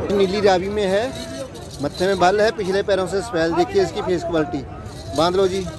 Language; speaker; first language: Hindi; non-native, local second language; Punjabi